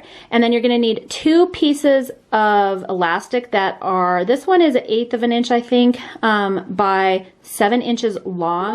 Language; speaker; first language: English; native; English